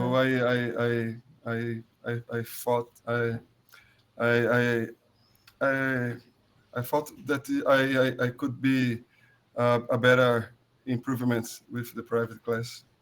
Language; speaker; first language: English; non-native, learner; Portuguese